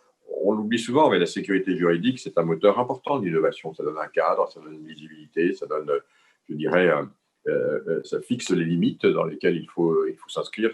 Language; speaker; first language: French; native; French